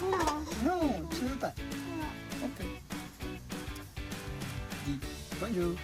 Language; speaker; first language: French; non-native, learner; Kazakh